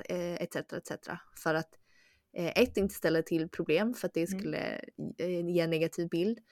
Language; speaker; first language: Swedish; early bilingual, other home language; Chinese